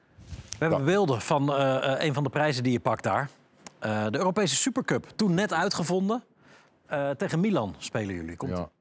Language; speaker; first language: Dutch; native; Dutch